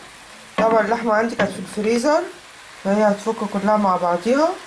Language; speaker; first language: Arabic; native; Arabic